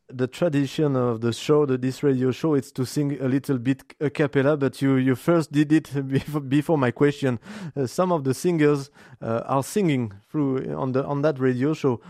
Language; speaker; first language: English; non-native, learner; French